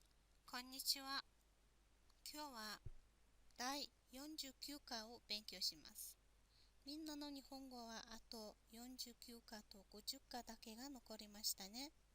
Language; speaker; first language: Japanese; non-native, fluent; Mongolian